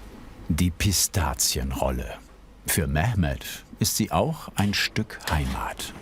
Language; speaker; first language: German; native; German